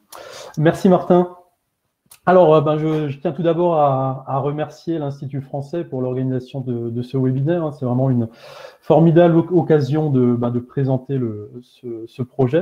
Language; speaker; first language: French; native; French